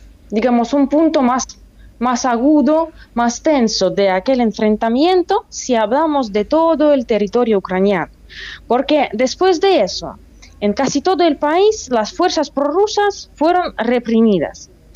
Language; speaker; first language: Spanish; non-native, fluent; Russian